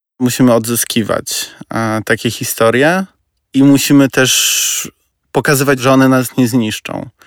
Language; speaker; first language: Polish; non-native, fluent; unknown